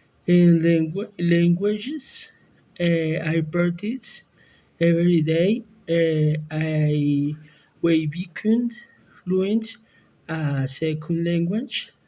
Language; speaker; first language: English; non-native, learner; Spanish